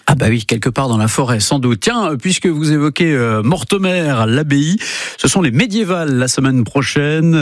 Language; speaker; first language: French; native; French